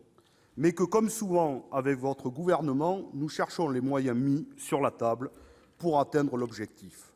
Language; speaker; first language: French; native; French